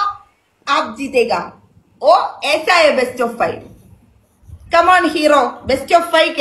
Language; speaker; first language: Hindi; non-native, learner; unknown